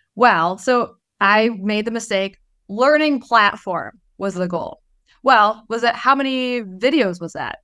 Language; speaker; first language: English; native; English